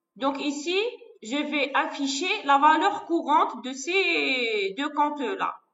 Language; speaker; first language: French; non-native, local second language; Arabic